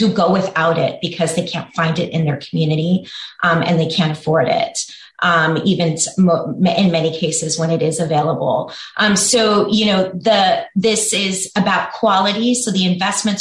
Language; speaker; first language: English; native; English